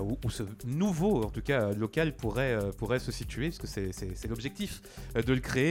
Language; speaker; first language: French; native; French